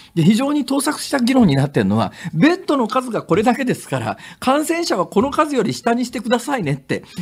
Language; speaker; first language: Japanese; native; Japanese